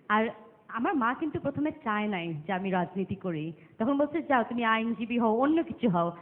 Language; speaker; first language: Bangla; early bilingual, other home language; English